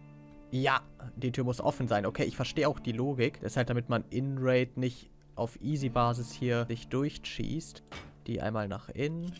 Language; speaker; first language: German; native; German